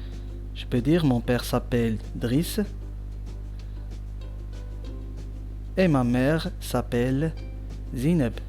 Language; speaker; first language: French; non-native, local second language; Arabic